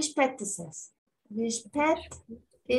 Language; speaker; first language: German; non-native, fluent; Spanish